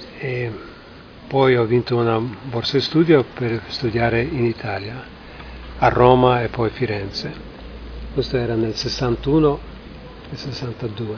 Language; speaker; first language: Italian; non-native, fluent; English